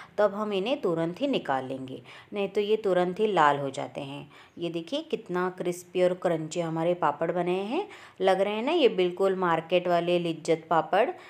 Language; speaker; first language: Hindi; native; Hindi